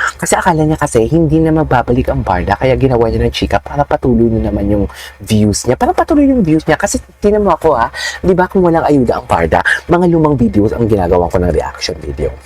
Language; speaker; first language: Filipino; non-native, local second language; Hiligaynon